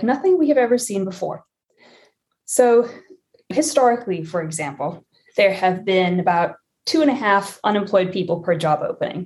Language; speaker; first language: English; native; English